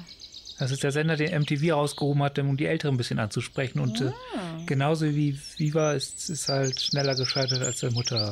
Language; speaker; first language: German; native; German